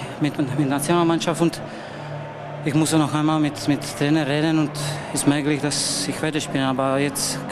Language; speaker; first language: German; non-native, learner; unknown